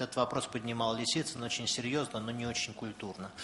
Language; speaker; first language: Russian; native; Russian